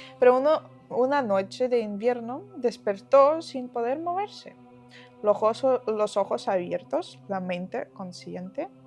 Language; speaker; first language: Spanish; non-native, fluent; Ukrainian